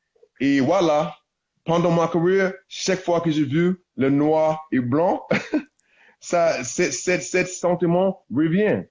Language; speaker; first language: French; non-native, learner; English